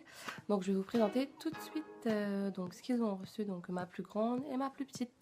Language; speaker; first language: French; native; French